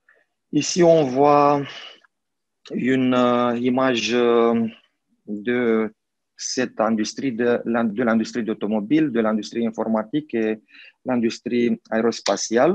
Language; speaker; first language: French; non-native, fluent; Romanian